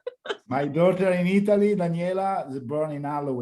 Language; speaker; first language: English; non-native, learner; Italian